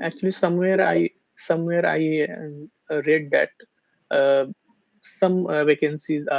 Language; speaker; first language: English; non-native, learner; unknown